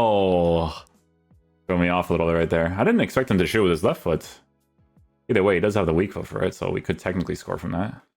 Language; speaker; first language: English; native; English